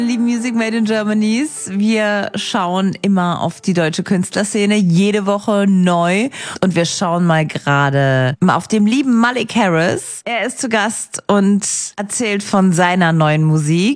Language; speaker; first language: German; native; German